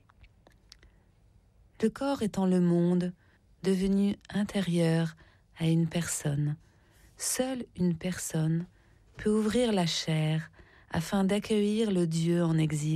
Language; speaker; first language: French; native; French